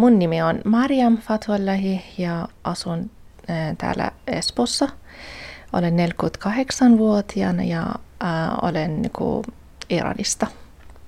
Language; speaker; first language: Finnish; non-native, fluent; Persian